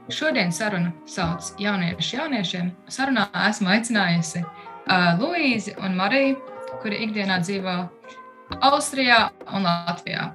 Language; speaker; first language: Latvian; early bilingual, heritage; Latvian